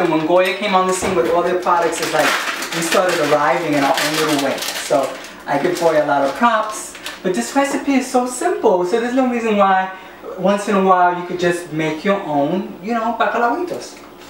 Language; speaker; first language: English; early bilingual, other home language; Spanish